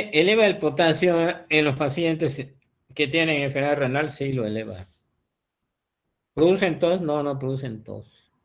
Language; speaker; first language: Spanish; native; Spanish